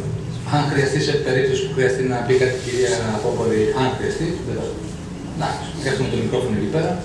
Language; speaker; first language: Greek; native; Greek